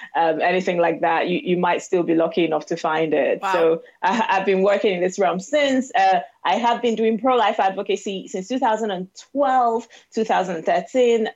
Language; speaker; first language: English; non-native, local second language; Igbo